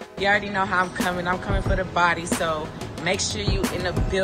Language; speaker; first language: English; native; English